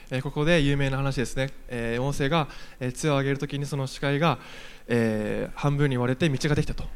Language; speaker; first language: Japanese; native; Japanese